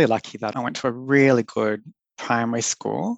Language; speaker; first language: English; native; English